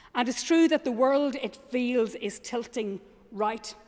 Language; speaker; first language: English; native; English